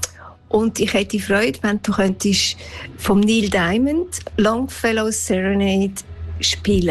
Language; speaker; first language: German; native; German